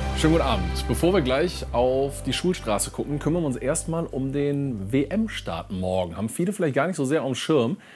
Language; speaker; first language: German; native; German